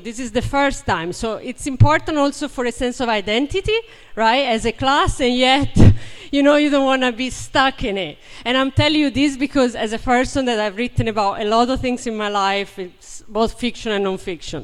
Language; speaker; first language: English; non-native, fluent; Italian